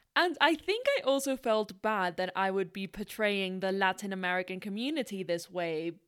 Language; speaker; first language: English; non-native, fluent; Spanish